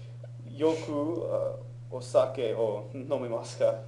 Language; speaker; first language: Japanese; non-native, learner; English